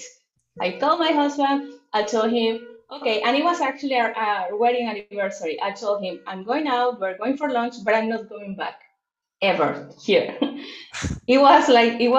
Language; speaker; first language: English; non-native, fluent; Spanish